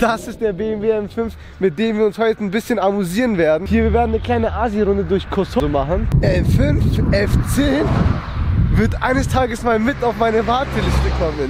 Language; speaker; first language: German; early bilingual, other home language; Turkish